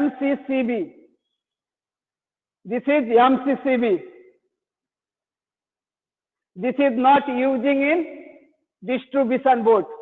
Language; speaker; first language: English; non-native, learner; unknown